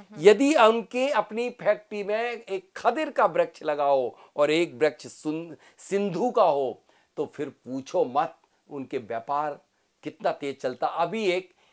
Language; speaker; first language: Hindi; native; Hindi